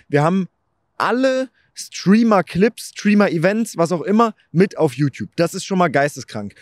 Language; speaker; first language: German; native; German